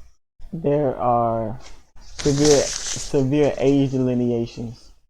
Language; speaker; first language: English; native; English